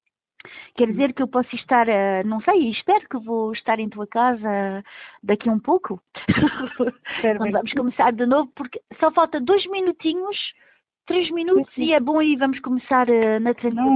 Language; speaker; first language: Portuguese; early bilingual, heritage; Portuguese